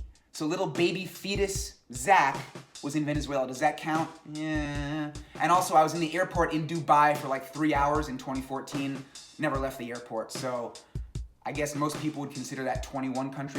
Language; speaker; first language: English; native; English